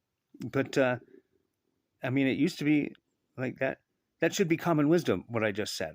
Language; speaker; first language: English; native; English